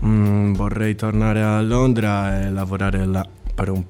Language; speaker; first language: Italian; non-native, learner; Spanish